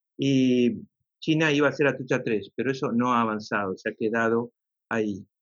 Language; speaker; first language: Spanish; native; Spanish